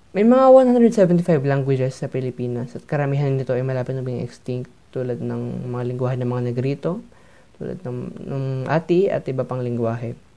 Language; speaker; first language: Filipino; native; Filipino